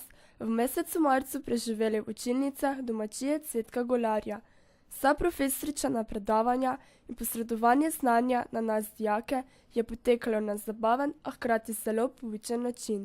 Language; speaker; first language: Slovenian; native; Slovenian